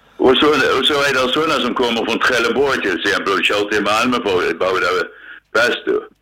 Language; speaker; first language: Swedish; native; Swedish